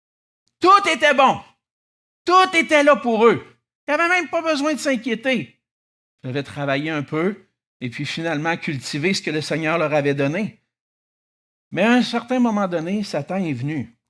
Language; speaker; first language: French; native; French